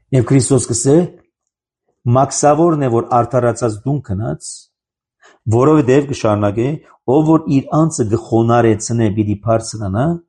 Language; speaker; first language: Armenian; native; Armenian